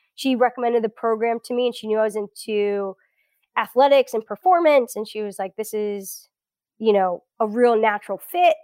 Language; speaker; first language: English; early bilingual, other home language; Portuguese